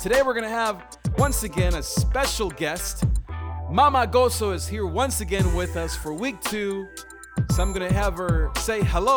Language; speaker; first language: English; early bilingual, other home language; Spanish